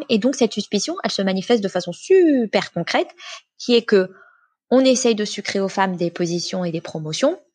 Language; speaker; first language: French; native; French